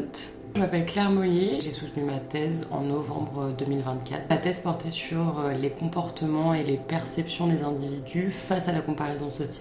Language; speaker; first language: French; native; French